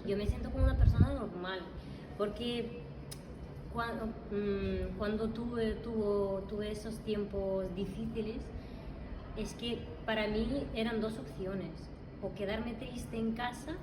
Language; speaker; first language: Spanish; non-native, fluent; Russian